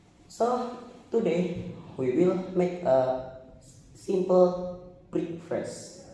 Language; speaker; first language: English; non-native, learner; Indonesian